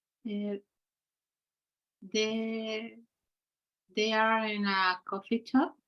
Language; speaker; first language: English; non-native, learner; Spanish